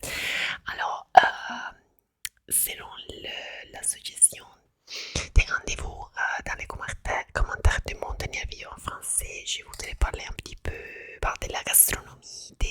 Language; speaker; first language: French; non-native, fluent; Italian